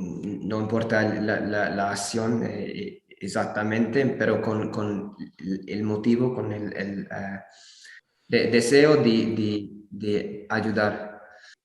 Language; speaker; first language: Spanish; non-native, learner; English